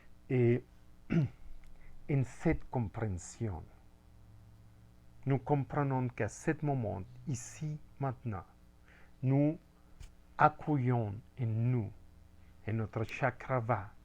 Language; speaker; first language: French; non-native, fluent; Spanish